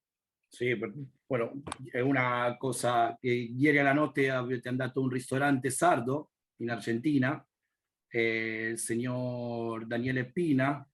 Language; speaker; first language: Italian; non-native, learner; Spanish